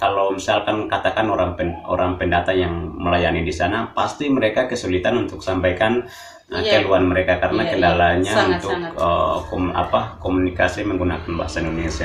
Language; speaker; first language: Indonesian; non-native, local second language; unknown